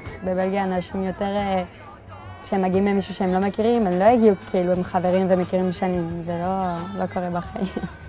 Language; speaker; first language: Hebrew; non-native, fluent; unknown